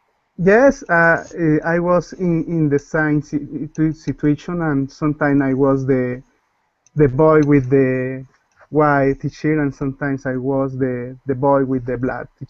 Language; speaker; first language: English; non-native, learner; Spanish